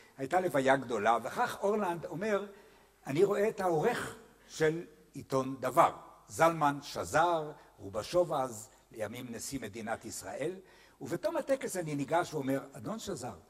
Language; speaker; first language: Hebrew; native; Hebrew